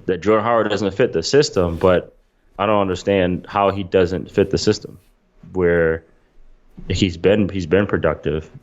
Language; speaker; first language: English; native; English